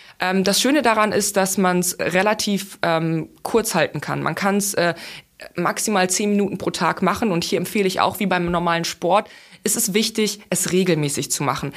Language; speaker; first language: German; non-native, fluent; Russian